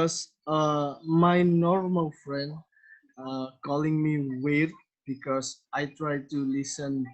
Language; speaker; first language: English; non-native, learner; Indonesian